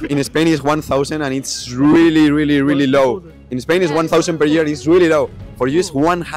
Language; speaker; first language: English; non-native, fluent; Spanish